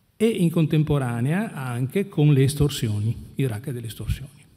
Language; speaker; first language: Italian; native; Italian